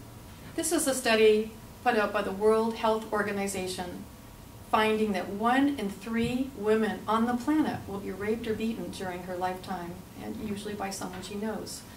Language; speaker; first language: English; native; English